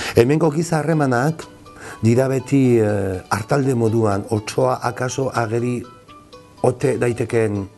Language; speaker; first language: Basque; native; Basque